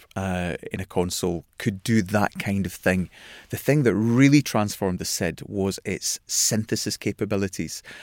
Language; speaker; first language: English; native; English